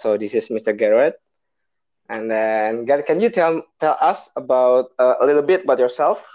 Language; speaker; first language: English; non-native, learner; Indonesian